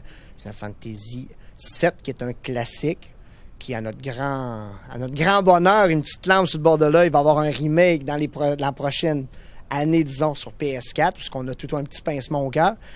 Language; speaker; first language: French; native; French